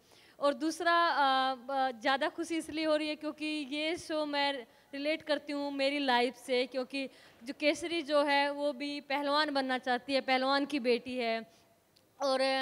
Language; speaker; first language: Hindi; native; Hindi